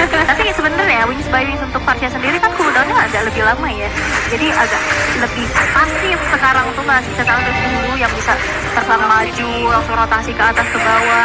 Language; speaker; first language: Indonesian; native; Indonesian